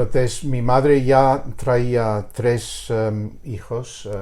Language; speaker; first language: Spanish; non-native, fluent; English